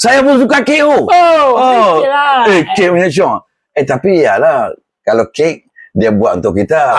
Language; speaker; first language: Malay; non-native, local second language; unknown